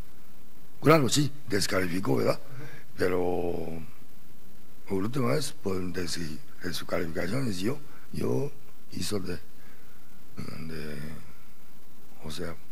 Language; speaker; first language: Spanish; non-native, learner; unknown